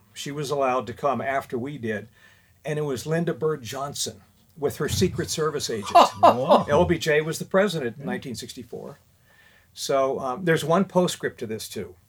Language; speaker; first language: English; native; English